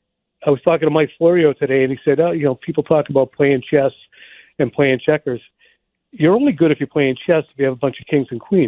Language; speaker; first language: English; native; English